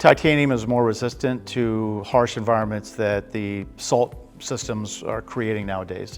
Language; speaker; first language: English; native; English